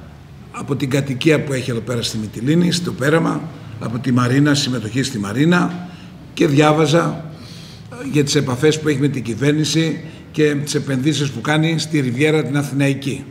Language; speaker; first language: Greek; native; Greek